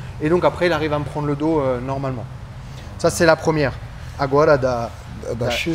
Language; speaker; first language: French; native; French